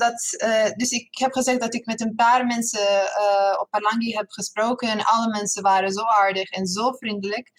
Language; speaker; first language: Dutch; non-native, fluent; Serbian